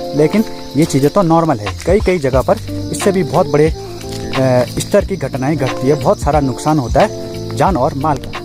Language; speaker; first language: Hindi; non-native, local second language; Garhwali